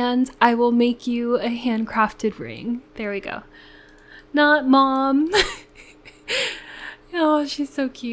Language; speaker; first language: English; native; English